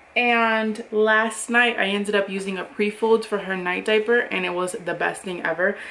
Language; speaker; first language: English; native; English